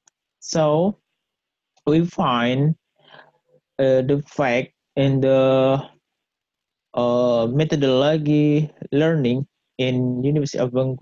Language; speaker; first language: English; non-native, learner; Indonesian